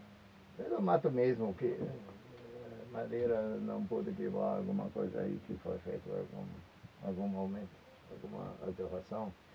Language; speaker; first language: Portuguese; non-native, fluent; German